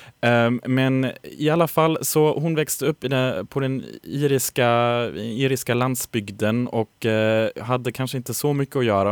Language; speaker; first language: Swedish; native; Swedish